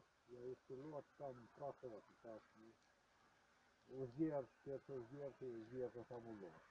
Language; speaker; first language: Polish; non-native, learner; Ukrainian